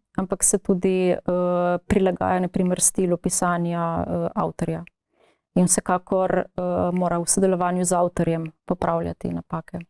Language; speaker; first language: Slovenian; native; Slovenian